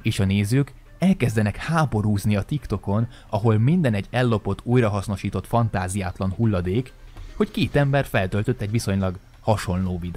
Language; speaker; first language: Hungarian; native; Hungarian